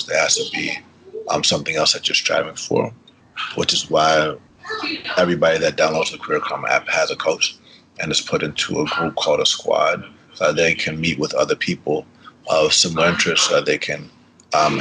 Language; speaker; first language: English; early bilingual, other home language; Spanish